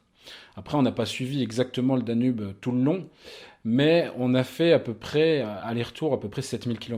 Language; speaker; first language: French; native; French